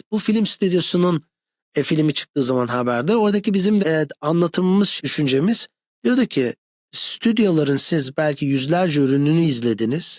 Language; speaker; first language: Turkish; early bilingual, other home language; English